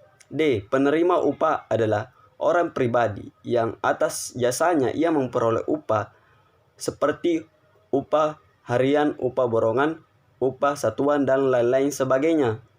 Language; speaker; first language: Indonesian; native; Indonesian